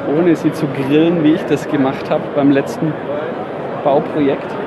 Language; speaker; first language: German; native; German